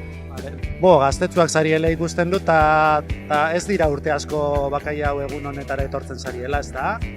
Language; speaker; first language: Basque; native; Basque